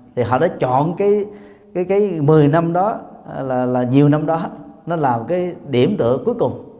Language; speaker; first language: Vietnamese; native; Vietnamese